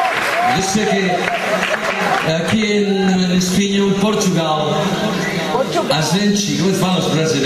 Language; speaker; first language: Portuguese; non-native, learner; Spanish